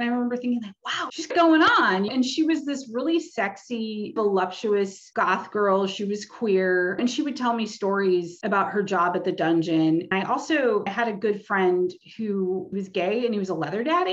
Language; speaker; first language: English; native; English